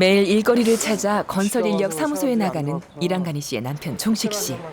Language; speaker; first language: Korean; native; Korean